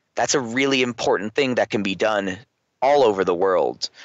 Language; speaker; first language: English; native; English